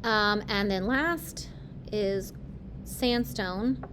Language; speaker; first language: English; native; English